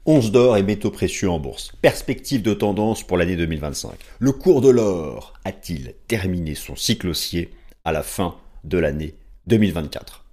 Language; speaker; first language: French; native; French